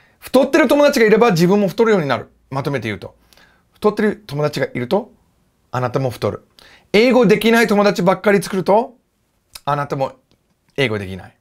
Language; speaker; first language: Japanese; non-native, fluent; English